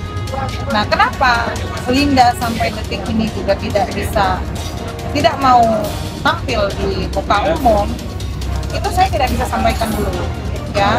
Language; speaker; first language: Indonesian; native; Indonesian